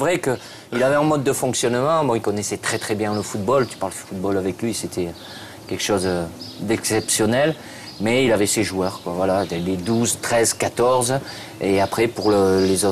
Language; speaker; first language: French; native; French